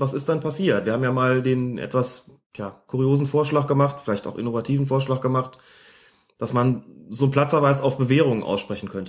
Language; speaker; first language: German; native; German